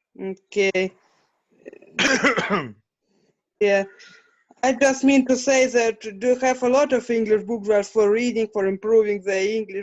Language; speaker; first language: English; non-native, fluent; Russian